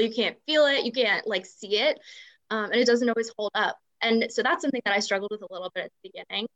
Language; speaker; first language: English; native; English